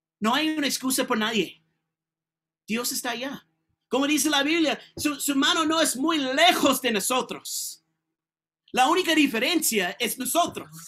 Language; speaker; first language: Spanish; non-native, learner; English